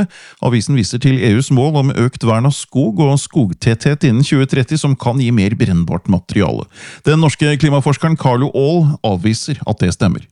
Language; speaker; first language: Norwegian; native; Norwegian